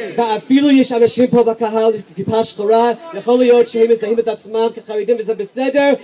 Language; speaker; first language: Hebrew; early bilingual, other home language; English